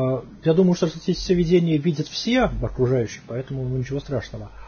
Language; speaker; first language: Russian; native; Russian